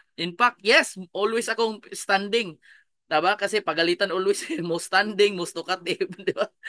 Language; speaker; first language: Filipino; non-native, local second language; Cebuano